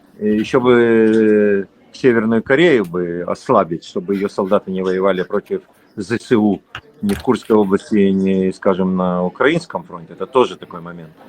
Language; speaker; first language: Russian; native; Russian